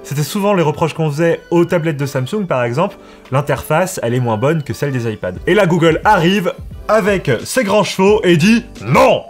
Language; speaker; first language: French; native; French